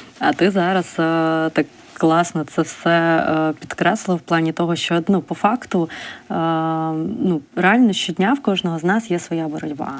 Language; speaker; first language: Ukrainian; non-native, local second language; Russian